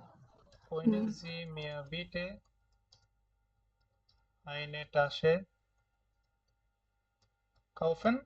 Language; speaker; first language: German; non-native, learner; Bangla